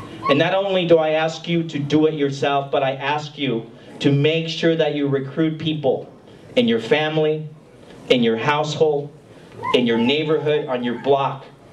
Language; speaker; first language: English; early bilingual, other home language; Spanish